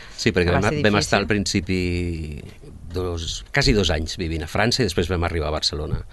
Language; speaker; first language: Catalan; early bilingual, other home language; Spanish